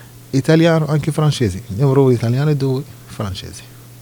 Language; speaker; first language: Italian; non-native, learner; Arabic